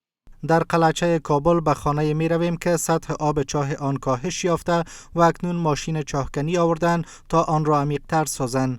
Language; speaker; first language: Persian; native; Persian